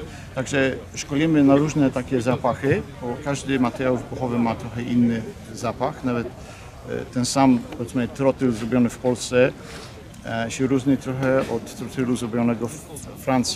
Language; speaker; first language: Polish; early bilingual, heritage; Polish